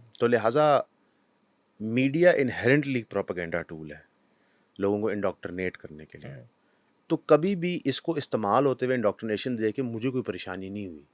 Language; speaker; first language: Urdu; non-native, local second language; Punjabi